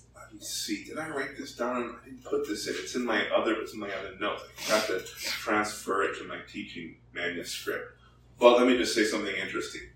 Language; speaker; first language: English; early bilingual, other home language; Korean